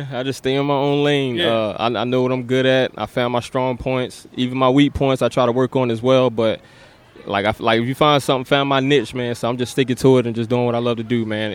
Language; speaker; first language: English; native; English